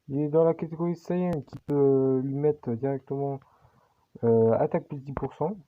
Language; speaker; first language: French; native; French